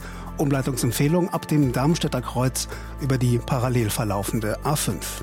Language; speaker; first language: German; native; German